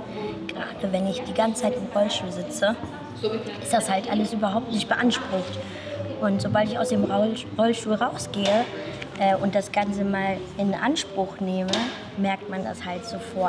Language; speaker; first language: German; native; German